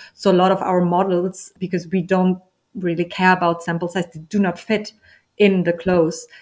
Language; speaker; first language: English; non-native, fluent; German